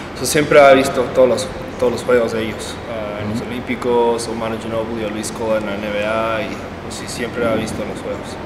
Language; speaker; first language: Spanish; early bilingual, heritage; Spanish